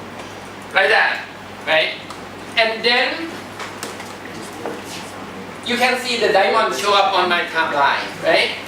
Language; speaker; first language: English; non-native, fluent; Thai